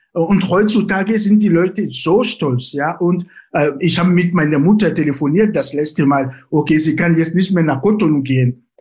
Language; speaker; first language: German; non-native, fluent; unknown